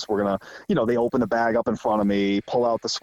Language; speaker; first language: English; native; English